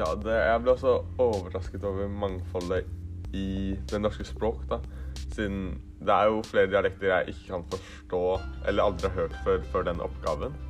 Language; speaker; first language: Norwegian; native; Norwegian